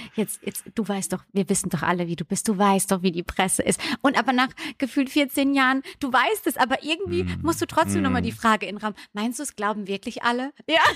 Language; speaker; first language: German; native; German